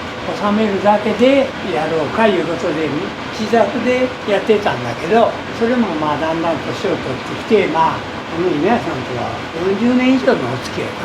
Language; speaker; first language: Japanese; native; Japanese